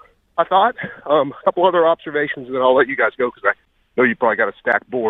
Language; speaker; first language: English; native; English